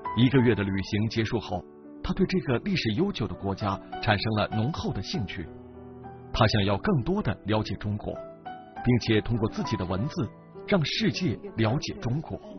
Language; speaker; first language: Chinese; native; Chinese